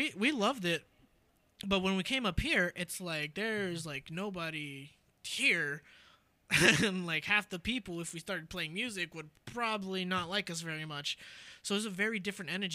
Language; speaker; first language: English; native; English